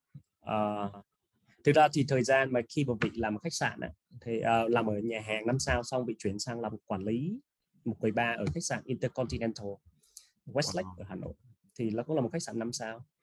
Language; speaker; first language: Vietnamese; native; Vietnamese